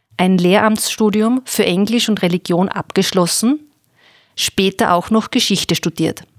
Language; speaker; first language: German; native; German